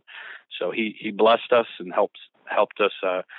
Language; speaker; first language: English; native; English